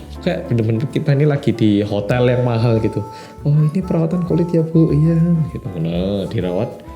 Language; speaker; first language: Indonesian; non-native, fluent; Korean